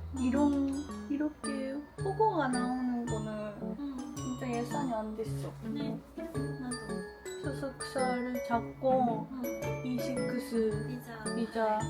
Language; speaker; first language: Korean; non-native, fluent; Japanese